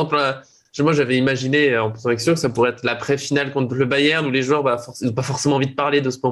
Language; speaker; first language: French; native; French